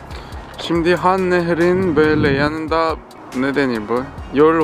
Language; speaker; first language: Turkish; non-native, learner; Korean